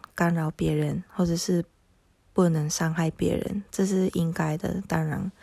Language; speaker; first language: Chinese; non-native, fluent; Japanese